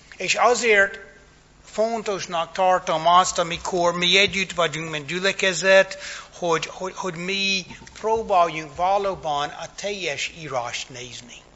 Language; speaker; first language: Hungarian; non-native, fluent; English